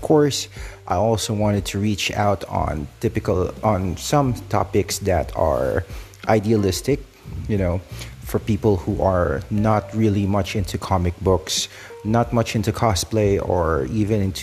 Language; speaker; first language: English; non-native, local second language; Filipino